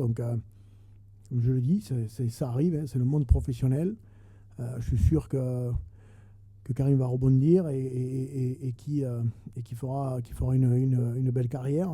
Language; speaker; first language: French; native; French